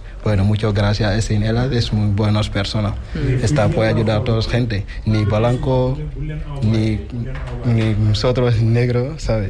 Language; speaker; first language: Spanish; non-native, learner; Wolof